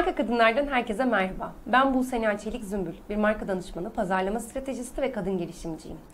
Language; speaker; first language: Turkish; native; Turkish